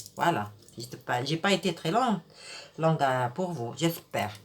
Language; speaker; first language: French; non-native, local second language; Arabic